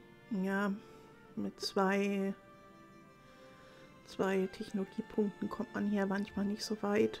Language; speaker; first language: German; native; German